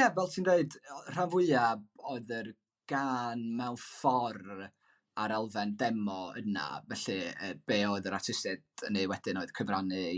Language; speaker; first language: Welsh; native; Welsh